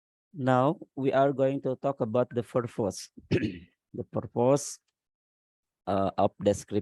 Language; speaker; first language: English; non-native, learner; Indonesian